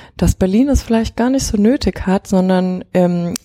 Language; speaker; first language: German; early bilingual, heritage; Chinese